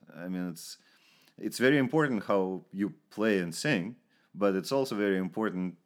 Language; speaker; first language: English; non-native, fluent; Russian